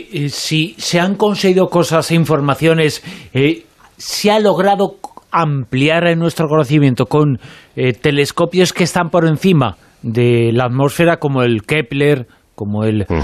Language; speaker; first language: Spanish; native; Spanish